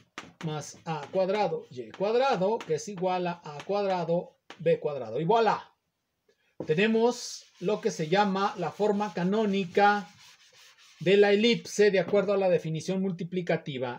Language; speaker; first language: Spanish; native; Spanish